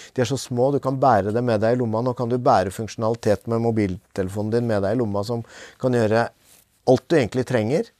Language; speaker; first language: Norwegian; native; Norwegian